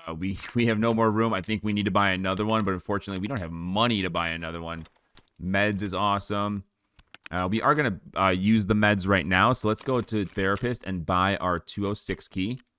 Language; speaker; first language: English; native; English